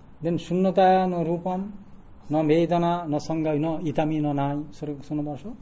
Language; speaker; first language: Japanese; non-native, fluent; Bangla